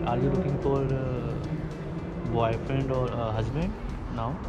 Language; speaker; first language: English; non-native, learner; Hindi